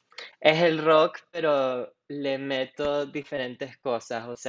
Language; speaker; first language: Spanish; non-native, local second language; English